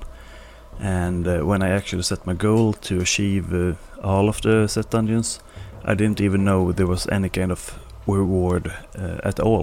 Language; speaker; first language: English; non-native, fluent; Swedish